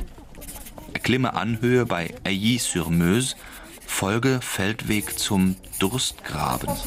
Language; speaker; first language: German; native; German